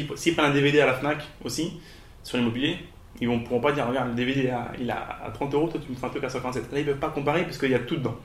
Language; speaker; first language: French; native; French